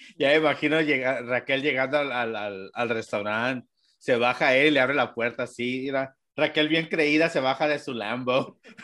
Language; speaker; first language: Spanish; early bilingual, heritage; Spanish